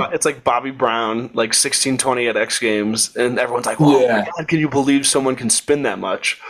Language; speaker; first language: English; native; English